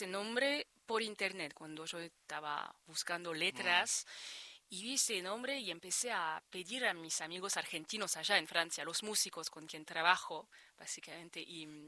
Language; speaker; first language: Spanish; non-native, fluent; French